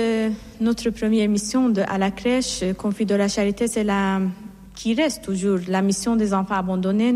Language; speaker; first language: French; non-native, fluent; Assyrian Neo-Aramaic